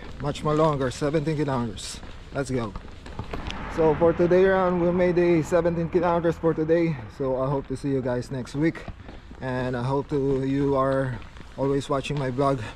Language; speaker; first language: English; non-native, local second language; Filipino